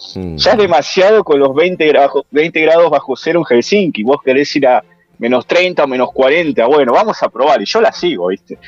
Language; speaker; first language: Spanish; native; Spanish